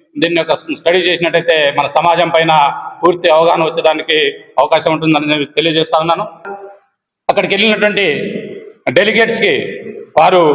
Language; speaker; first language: Telugu; non-native, local second language; Lambadi